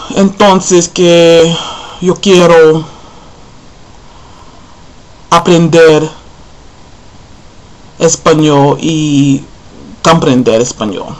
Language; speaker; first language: Spanish; non-native, learner; English